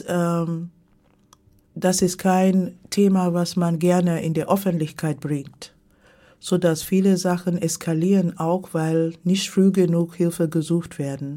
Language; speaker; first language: German; non-native, fluent; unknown